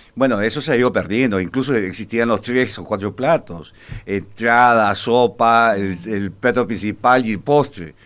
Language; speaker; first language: Spanish; native; Spanish